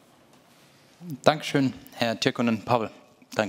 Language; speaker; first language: German; native; German